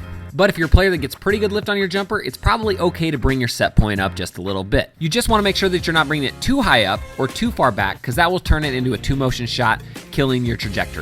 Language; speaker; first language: English; native; English